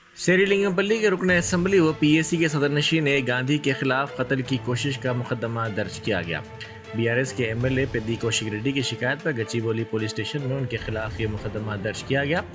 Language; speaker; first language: Hindi; non-native, local second language; Urdu